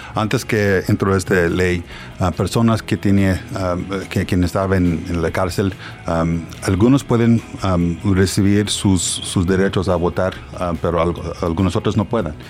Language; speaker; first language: Spanish; non-native, learner; English